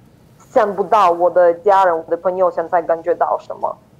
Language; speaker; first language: Chinese; non-native, fluent; Ukrainian